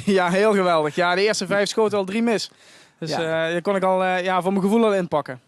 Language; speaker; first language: Dutch; native; Dutch